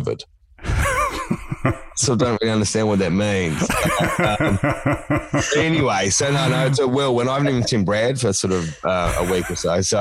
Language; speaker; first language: English; native; English